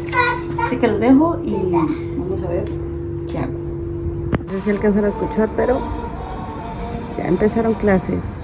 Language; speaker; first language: Spanish; native; Spanish